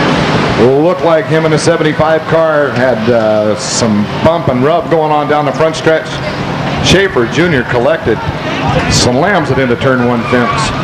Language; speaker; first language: English; native; English